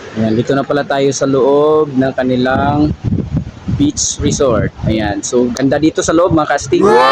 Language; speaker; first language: Filipino; non-native, local second language; Cebuano